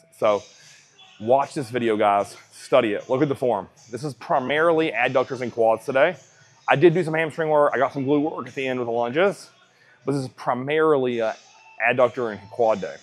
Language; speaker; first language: English; native; English